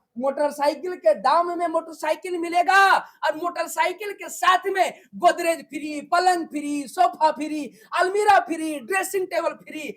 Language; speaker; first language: Hindi; native; Hindi